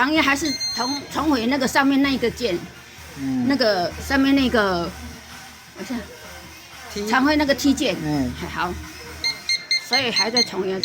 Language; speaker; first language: Chinese; native; Chinese